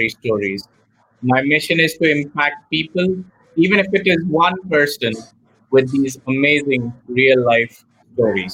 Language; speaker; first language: English; non-native, local second language; Hindi